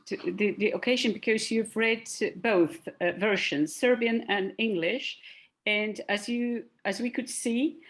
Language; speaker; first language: English; non-native, fluent; Polish